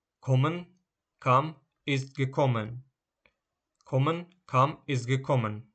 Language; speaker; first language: German; non-native, fluent; Ukrainian